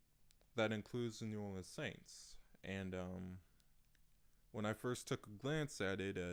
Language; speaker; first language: English; native; English